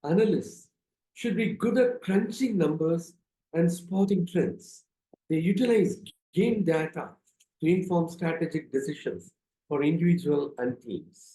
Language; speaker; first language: English; non-native, local second language; Tamil